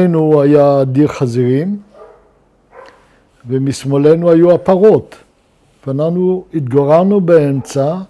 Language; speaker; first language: Hebrew; non-native, fluent; Luxembourgish